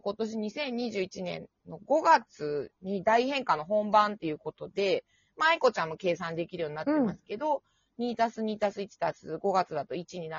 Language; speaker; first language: Japanese; native; Japanese